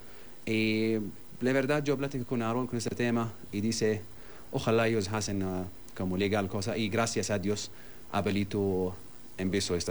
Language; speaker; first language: Spanish; non-native, learner; Arabic